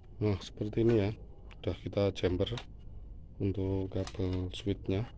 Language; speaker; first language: Indonesian; native; Indonesian